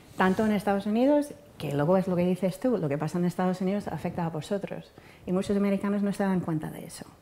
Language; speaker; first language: Spanish; non-native, fluent; English